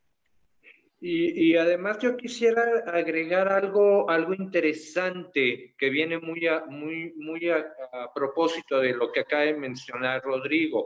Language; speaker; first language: Spanish; native; Spanish